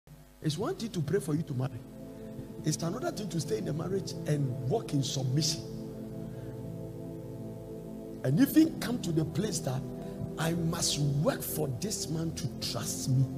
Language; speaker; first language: English; non-native, local second language; Akan